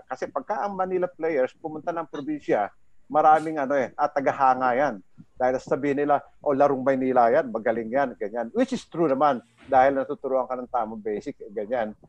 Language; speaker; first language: Filipino; native; Filipino